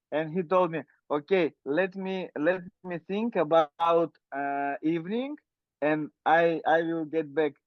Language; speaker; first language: English; non-native, learner; Russian